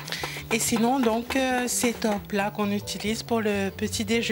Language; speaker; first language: French; non-native, local second language; Morisyen